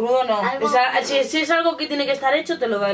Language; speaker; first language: Spanish; native; Spanish